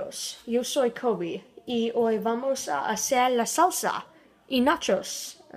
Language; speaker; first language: Spanish; non-native, learner; English